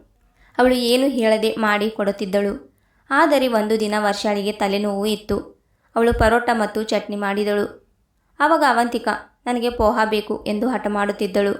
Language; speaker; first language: Kannada; native; Kannada